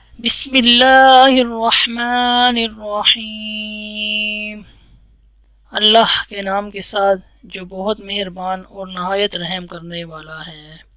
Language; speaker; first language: Urdu; native; Urdu